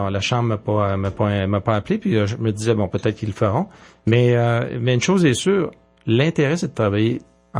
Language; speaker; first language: French; native; French